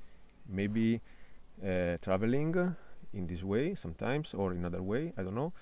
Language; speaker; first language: English; non-native, fluent; Italian